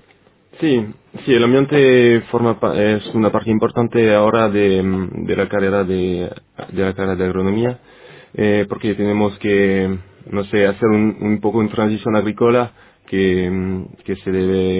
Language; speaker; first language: Spanish; non-native, fluent; French